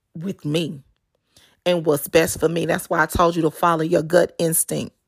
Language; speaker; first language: English; native; English